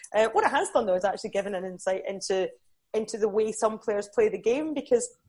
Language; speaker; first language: English; native; English